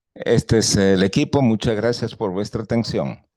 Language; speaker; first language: Spanish; native; Spanish